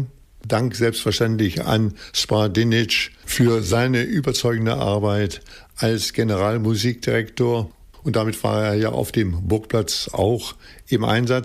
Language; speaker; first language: German; native; German